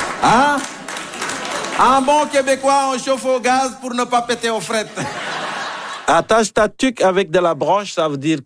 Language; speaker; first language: French; native; French